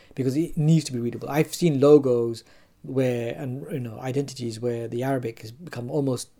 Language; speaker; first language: English; native; English